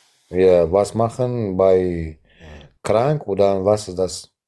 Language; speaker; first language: German; non-native, learner; Arabic